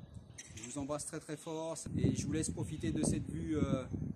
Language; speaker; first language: French; native; French